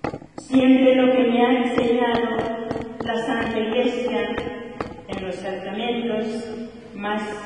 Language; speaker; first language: Spanish; non-native, fluent; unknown